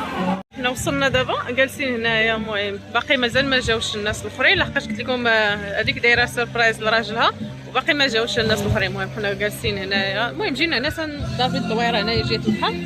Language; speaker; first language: Arabic; native; Arabic